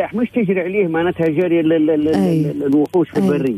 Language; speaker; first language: Arabic; native; Arabic